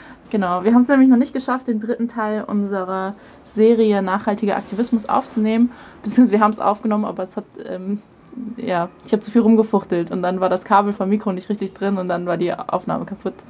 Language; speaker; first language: German; native; German